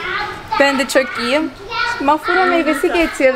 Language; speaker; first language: Turkish; non-native, fluent; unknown